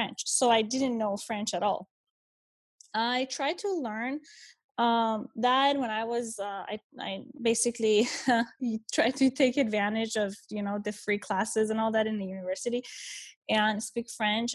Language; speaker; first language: English; non-native, fluent; Persian